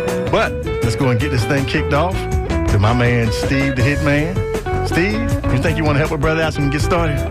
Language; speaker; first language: English; native; English